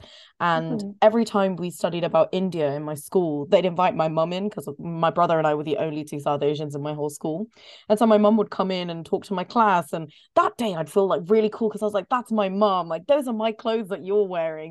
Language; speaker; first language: English; native; English